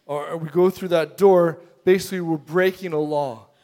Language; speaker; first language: English; native; English